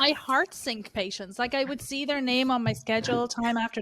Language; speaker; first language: English; native; English